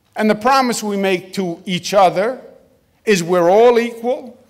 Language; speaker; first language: English; native; English